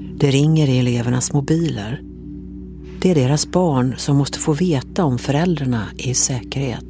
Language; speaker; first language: Swedish; native; Swedish